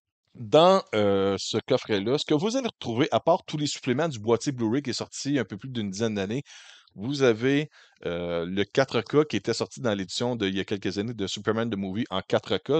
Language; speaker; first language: French; native; French